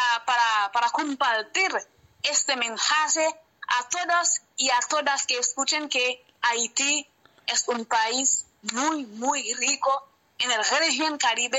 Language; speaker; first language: Spanish; non-native, learner; Haitian Creole